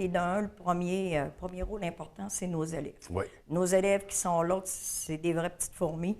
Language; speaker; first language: French; native; French